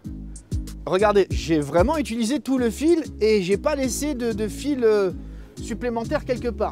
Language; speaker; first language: French; native; French